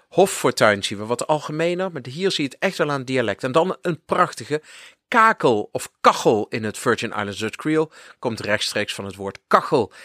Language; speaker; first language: Dutch; native; Dutch